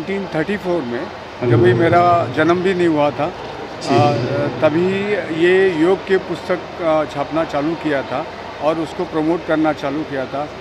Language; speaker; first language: Hindi; native; Hindi